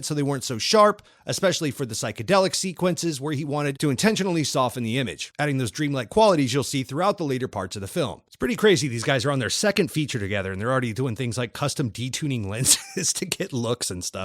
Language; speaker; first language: English; native; English